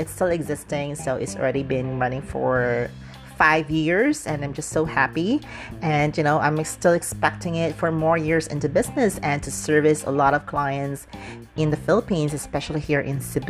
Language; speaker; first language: English; non-native, local second language; Cebuano